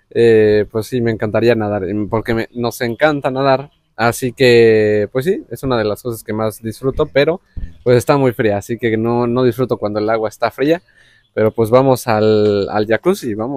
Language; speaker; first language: Spanish; native; Spanish